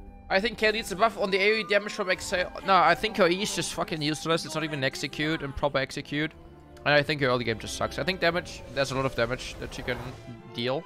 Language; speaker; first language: English; non-native, fluent; German